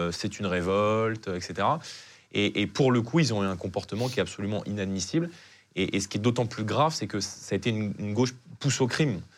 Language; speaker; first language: French; native; French